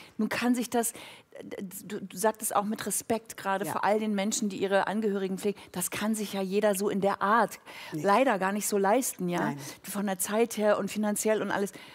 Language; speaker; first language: German; native; German